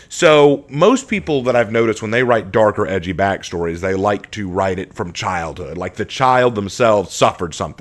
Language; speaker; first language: English; native; English